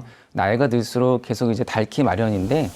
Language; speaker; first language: Korean; native; Korean